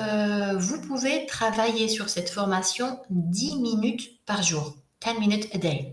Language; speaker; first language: French; native; French